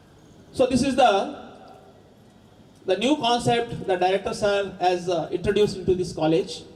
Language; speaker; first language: English; non-native, local second language; Telugu